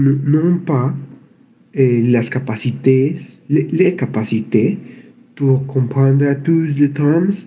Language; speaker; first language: French; non-native, learner; Spanish